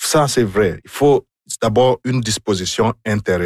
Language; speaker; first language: French; non-native, fluent; Igbo